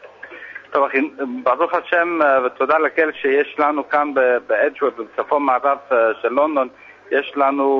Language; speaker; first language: Hebrew; non-native, fluent; English